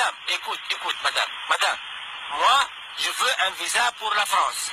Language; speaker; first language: French; non-native, learner; Arabic